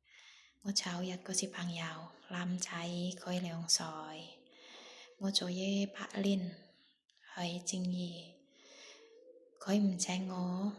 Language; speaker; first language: Cantonese; non-native, learner; Indonesian